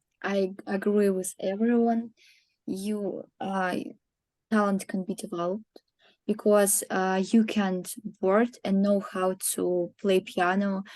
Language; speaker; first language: English; non-native, learner; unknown